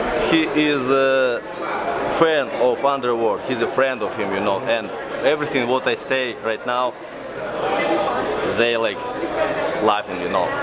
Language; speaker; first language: English; non-native, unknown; Russian